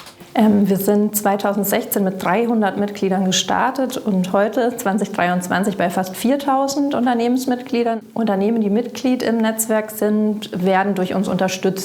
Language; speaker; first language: German; native; German